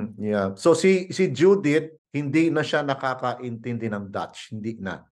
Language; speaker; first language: Filipino; native; Filipino